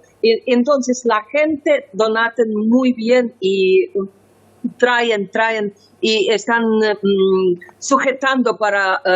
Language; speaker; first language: Spanish; non-native, learner; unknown